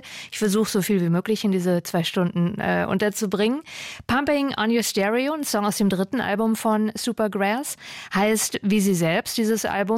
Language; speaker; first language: German; native; German